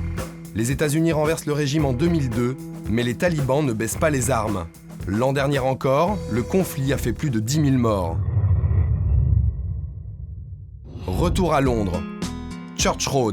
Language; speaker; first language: French; native; French